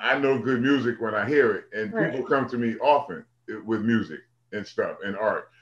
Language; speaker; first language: English; native; English